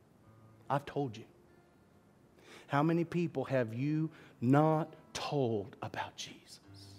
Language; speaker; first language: English; native; English